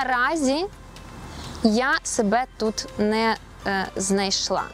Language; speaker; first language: Ukrainian; native; Ukrainian